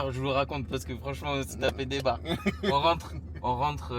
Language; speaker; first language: French; native; French